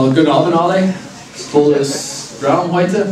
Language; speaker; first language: German; non-native, learner; English